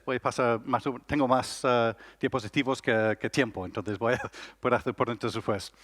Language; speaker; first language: Spanish; non-native, learner; English